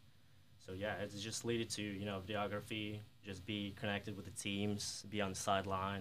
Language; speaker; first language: English; non-native, fluent; Ukrainian